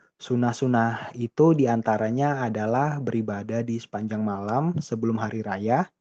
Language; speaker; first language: Indonesian; native; Indonesian